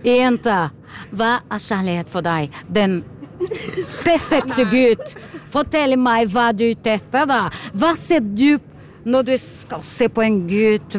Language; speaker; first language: Norwegian; non-native, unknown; Portuguese